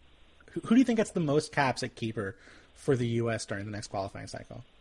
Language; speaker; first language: English; native; English